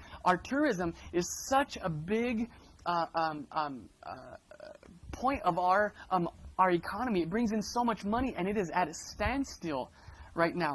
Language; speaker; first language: English; native; English